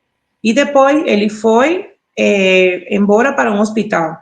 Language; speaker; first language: Portuguese; non-native, learner; Spanish